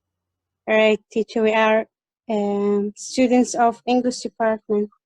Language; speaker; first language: English; non-native, learner; Central Kurdish